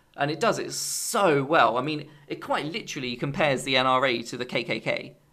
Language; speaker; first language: English; native; English